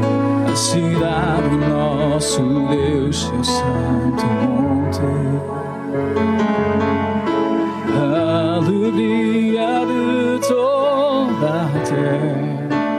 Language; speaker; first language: Portuguese; native; Portuguese